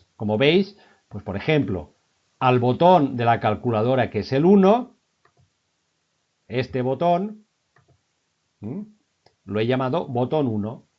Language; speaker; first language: Spanish; native; Spanish